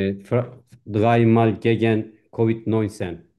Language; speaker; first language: German; non-native, fluent; Turkish